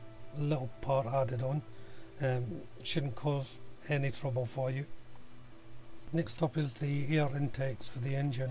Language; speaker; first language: English; native; English